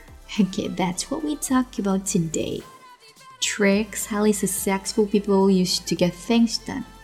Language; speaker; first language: English; non-native, fluent; Chinese